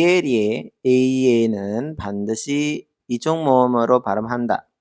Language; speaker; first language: Korean; non-native, fluent; Indonesian